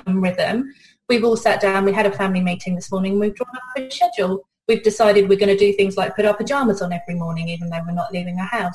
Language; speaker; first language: English; native; English